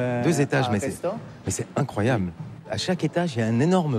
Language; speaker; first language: French; native; French